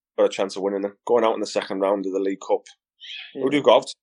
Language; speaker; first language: English; native; English